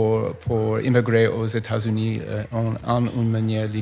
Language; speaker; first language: French; non-native, learner; English